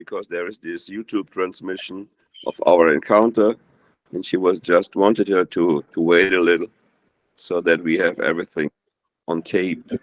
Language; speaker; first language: English; non-native, fluent; Portuguese